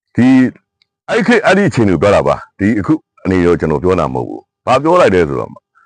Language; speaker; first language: Burmese; native; Burmese